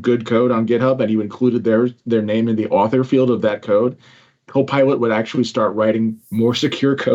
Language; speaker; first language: English; native; English